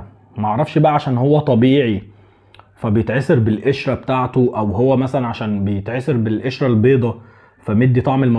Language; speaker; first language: Arabic; native; Arabic